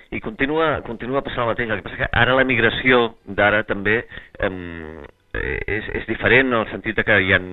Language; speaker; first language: Catalan; non-native, local second language; Spanish